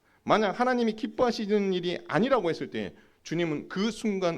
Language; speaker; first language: Korean; native; Korean